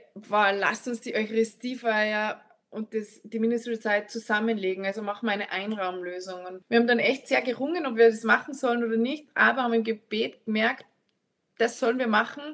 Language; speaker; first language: German; native; German